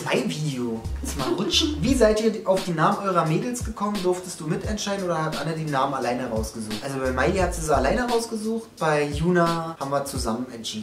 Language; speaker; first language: German; native; German